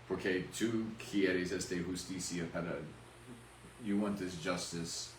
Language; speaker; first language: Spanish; non-native, fluent; English